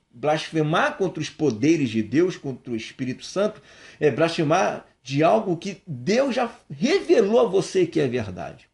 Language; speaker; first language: Portuguese; native; Portuguese